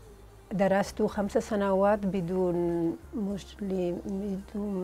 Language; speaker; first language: Arabic; non-native, learner; Spanish